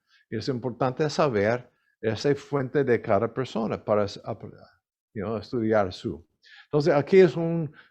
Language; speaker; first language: Spanish; non-native, learner; English